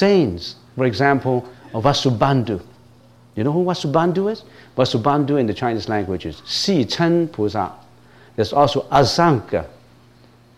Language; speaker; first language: English; non-native, local second language; Cantonese